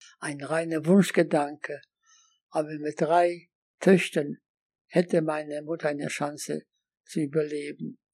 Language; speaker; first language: German; non-native, fluent; Polish